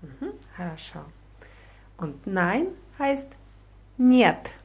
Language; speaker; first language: German; non-native, fluent; Russian